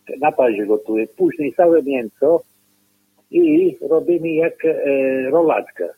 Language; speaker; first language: Polish; non-native, learner; Italian